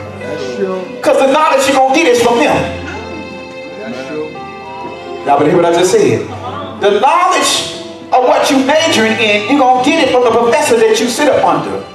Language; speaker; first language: English; native; English